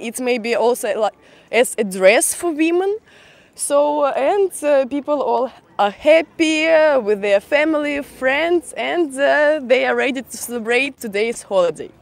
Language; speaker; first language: English; non-native, fluent; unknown